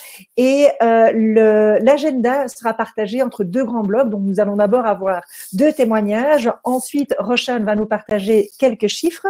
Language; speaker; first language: French; native; French